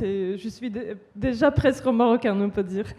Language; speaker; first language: French; non-native, fluent; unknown